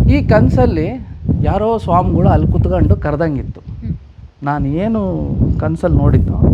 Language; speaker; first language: Kannada; native; Kannada